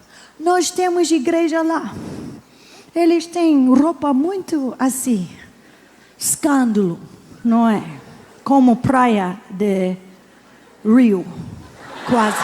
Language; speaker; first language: Portuguese; non-native, learner; English